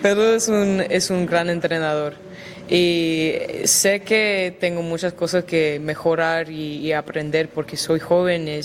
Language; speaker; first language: Spanish; early bilingual, heritage; Spanish